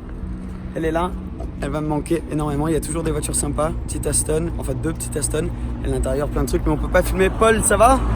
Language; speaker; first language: French; native; French